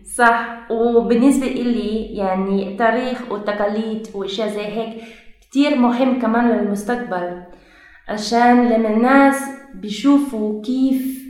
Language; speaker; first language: Arabic; non-native, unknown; Dutch